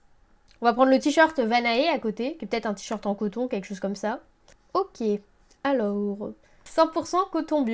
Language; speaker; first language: French; native; French